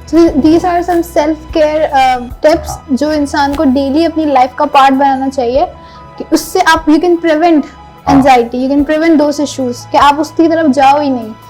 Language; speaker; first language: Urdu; native; Urdu